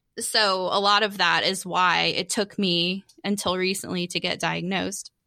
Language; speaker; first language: English; native; English